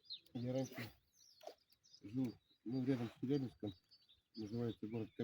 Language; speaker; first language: Russian; native; Russian